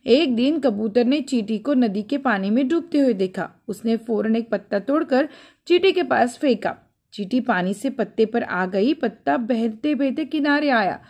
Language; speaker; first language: Hindi; non-native, local second language; Marathi